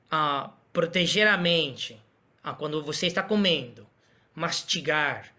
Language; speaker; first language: Portuguese; non-native, fluent; Spanish